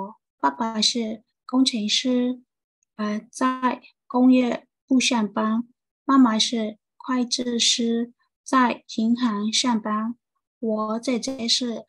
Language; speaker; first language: Chinese; non-native, learner; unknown